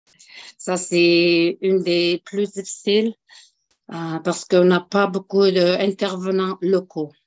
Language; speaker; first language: French; non-native, local second language; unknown